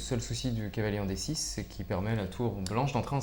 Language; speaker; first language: French; native; French